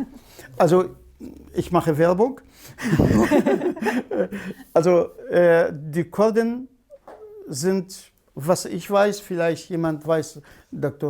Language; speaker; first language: German; non-native, fluent; Kurdish